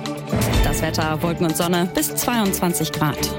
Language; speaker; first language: German; native; German